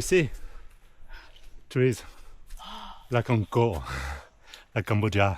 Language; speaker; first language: English; non-native, learner; French